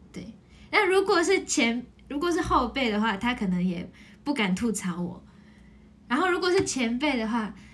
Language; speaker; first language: Chinese; non-native, fluent; Japanese